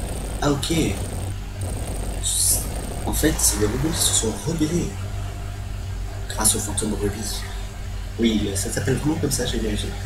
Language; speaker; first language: French; native; French